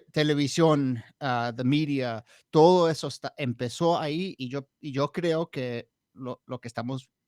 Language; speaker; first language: Spanish; non-native, fluent; English